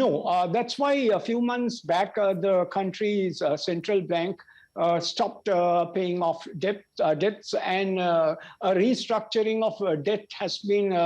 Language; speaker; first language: English; non-native, local second language; Sinhala